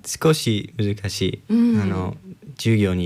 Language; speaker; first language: Japanese; non-native, learner; English